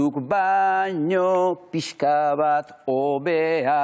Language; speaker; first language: Basque; native; Basque